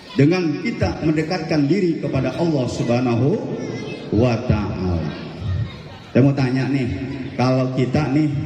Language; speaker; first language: Indonesian; native; Indonesian